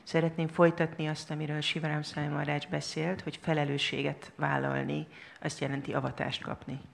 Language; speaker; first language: Hungarian; native; Hungarian